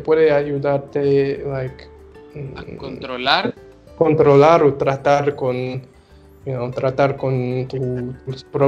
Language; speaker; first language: Spanish; non-native, learner; English